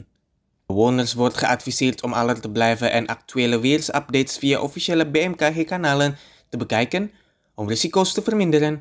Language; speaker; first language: Dutch; non-native, fluent; Indonesian